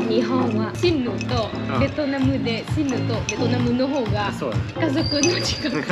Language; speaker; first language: Japanese; non-native, learner; Vietnamese